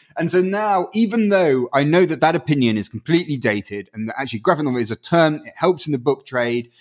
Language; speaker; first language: English; early bilingual, other home language; Spanish